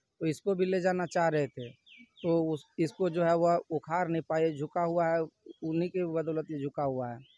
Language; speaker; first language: Hindi; native; Hindi